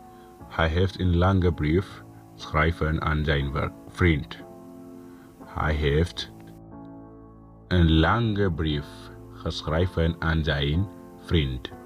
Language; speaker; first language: Dutch; non-native, fluent; Tigrinya